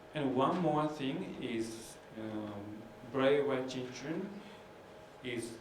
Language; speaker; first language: English; non-native, learner; Japanese